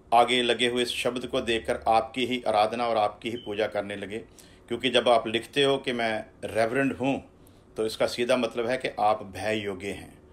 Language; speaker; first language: Hindi; non-native, local second language; Punjabi